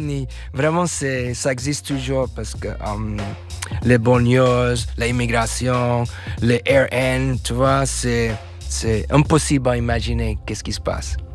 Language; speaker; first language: French; non-native, fluent; English